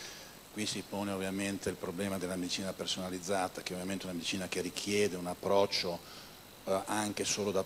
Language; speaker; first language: Italian; native; Italian